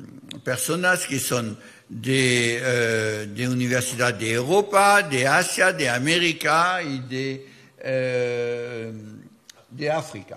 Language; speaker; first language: Spanish; non-native, fluent; French